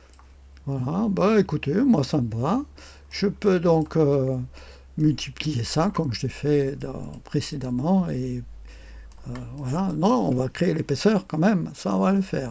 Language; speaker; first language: French; native; French